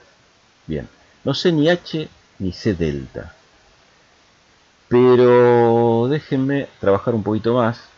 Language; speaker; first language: Spanish; native; Spanish